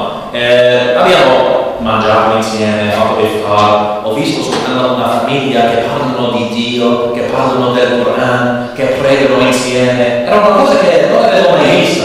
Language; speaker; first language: Italian; non-native, learner; English